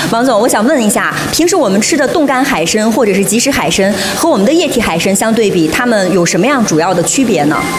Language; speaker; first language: Chinese; native; Chinese